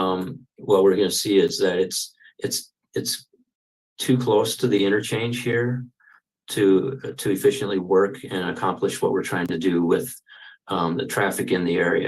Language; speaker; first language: English; native; English